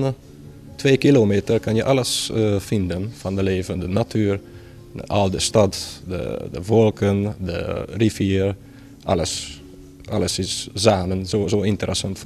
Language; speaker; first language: Dutch; non-native, learner; Hungarian